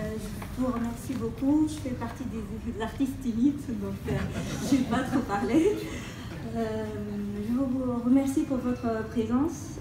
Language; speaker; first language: French; non-native, local second language; Arabic